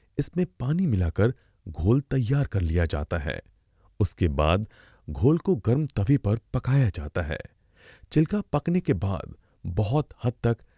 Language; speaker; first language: Hindi; native; Hindi